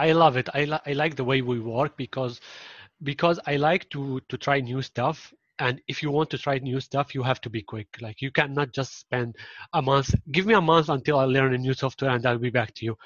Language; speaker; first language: English; non-native, fluent; Arabic